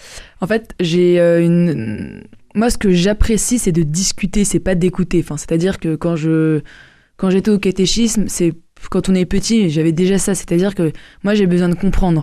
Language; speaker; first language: French; native; French